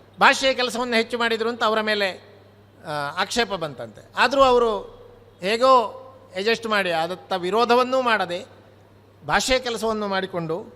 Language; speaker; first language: Kannada; native; Kannada